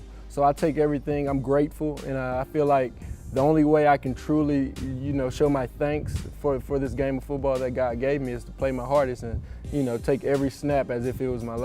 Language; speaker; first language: English; native; English